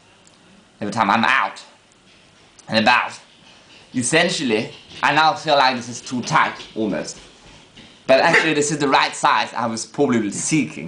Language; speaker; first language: English; non-native, fluent; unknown